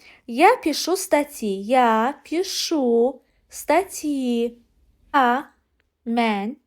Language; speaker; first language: Russian; non-native, learner; Azerbaijani